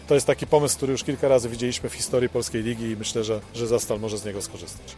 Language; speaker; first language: Polish; native; Polish